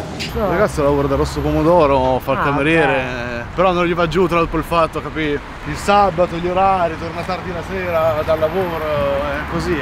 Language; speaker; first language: Italian; native; Italian